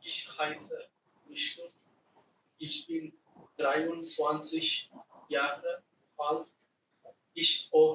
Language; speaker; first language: German; non-native, learner; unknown